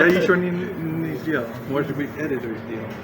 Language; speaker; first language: Russian; non-native, learner; English